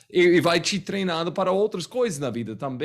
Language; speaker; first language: Portuguese; non-native, fluent; English